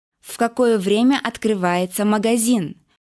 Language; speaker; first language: Russian; non-native, local second language; Uzbek